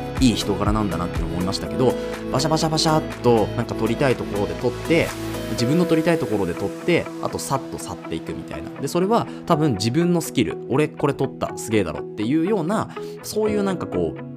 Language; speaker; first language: Japanese; native; Japanese